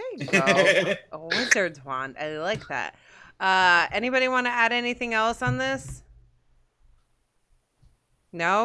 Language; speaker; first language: English; native; English